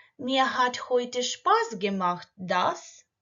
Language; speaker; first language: German; non-native, fluent; Ukrainian